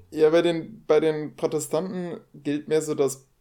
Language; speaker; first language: German; non-native, fluent; Polish